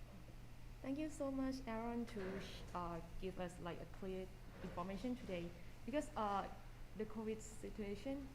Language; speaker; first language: English; non-native, fluent; Thai